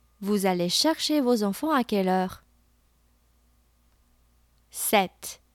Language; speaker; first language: French; non-native, fluent; Chinese